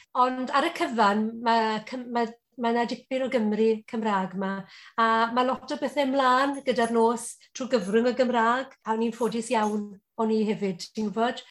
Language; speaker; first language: Welsh; native; Welsh